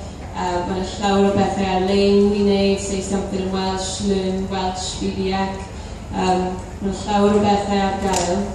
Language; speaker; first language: Welsh; non-native, fluent; English